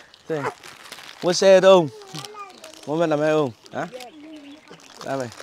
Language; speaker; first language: Portuguese; non-native, learner; Vietnamese